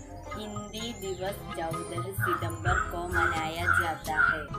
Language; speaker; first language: Hindi; non-native, local second language; Malayalam